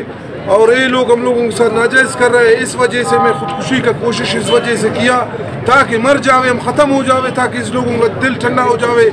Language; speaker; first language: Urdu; non-native, local second language; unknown